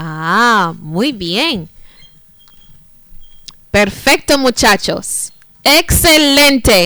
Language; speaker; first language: Spanish; non-native, fluent; English